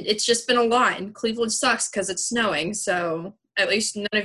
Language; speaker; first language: English; native; English